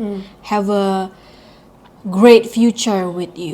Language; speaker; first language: English; non-native, learner; Indonesian